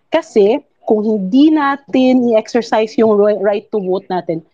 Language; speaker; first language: Filipino; non-native, local second language; Cebuano